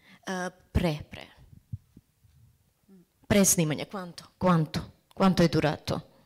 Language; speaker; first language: Italian; non-native, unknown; Serbian